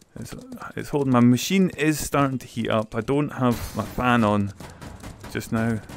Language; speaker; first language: English; native; English